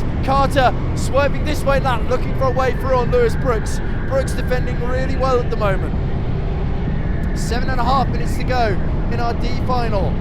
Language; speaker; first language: English; native; English